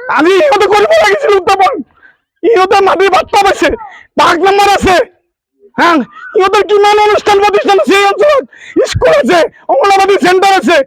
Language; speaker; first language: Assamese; non-native, local second language; Bangla